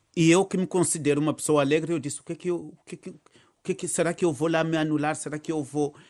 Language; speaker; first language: Portuguese; non-native, local second language; Tsonga